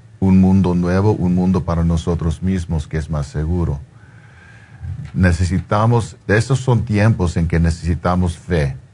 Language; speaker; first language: Spanish; early bilingual, heritage; Spanish